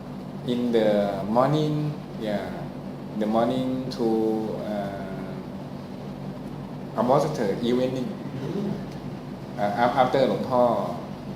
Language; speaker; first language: English; non-native, learner; Thai